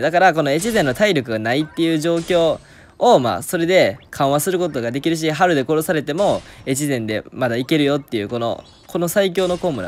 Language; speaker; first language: Japanese; native; Japanese